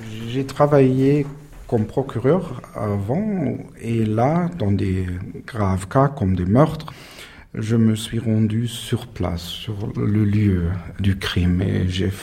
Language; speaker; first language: French; non-native, fluent; German